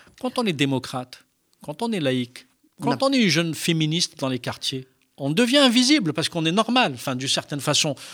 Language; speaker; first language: French; non-native, local second language; Arabic